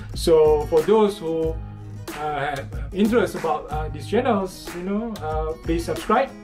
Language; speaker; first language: English; non-native, local second language; Malay